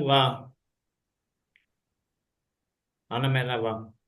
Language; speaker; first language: Finnish; native; Finnish